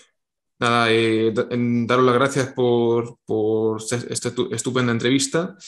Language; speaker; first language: Spanish; native; Spanish